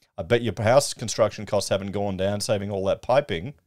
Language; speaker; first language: English; native; English